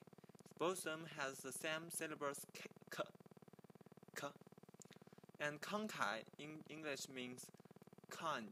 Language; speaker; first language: English; non-native, learner; Chinese